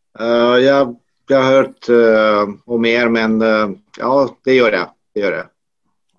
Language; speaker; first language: Swedish; non-native, fluent; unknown